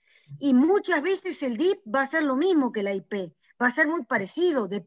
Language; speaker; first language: Spanish; native; Spanish